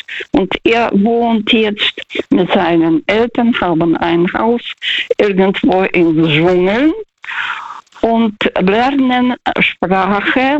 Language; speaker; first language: German; non-native, fluent; Russian